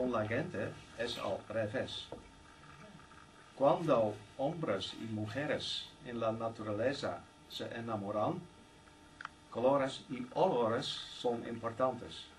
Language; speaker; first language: Spanish; non-native, learner; Dutch